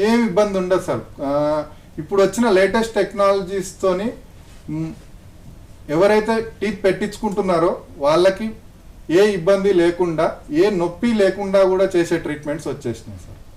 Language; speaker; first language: Telugu; native; Telugu